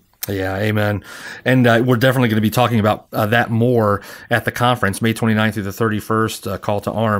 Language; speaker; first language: English; native; English